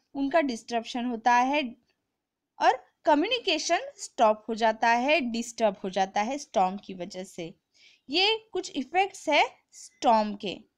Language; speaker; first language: Hindi; non-native, local second language; Marathi